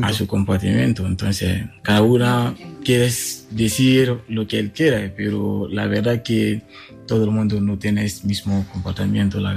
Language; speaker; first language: Spanish; non-native, learner; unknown